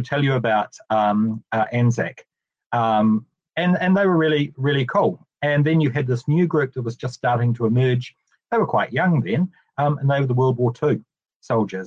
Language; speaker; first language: English; native; English